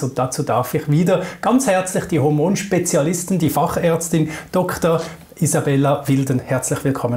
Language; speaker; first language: German; native; German